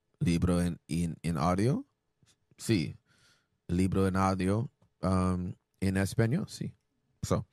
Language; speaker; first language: Spanish; non-native, learner; English